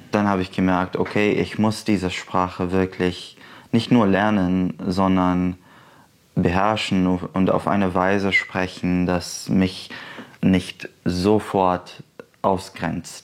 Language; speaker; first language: German; non-native, fluent; Arabic